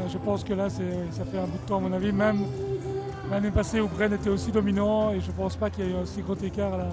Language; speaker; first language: French; native; French